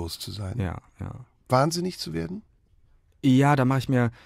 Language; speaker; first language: German; native; German